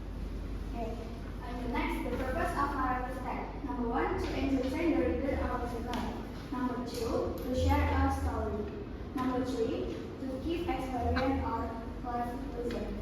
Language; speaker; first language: English; non-native, learner; Indonesian